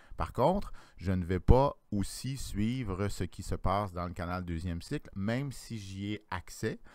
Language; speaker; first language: French; native; French